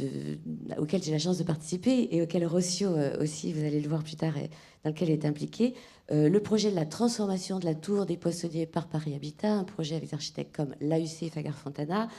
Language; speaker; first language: French; native; French